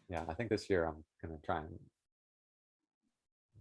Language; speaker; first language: English; native; English